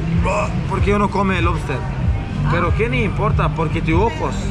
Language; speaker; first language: Spanish; non-native, learner; Swedish